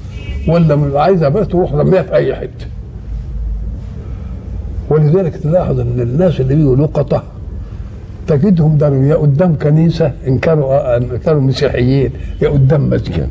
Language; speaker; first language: Arabic; native; Arabic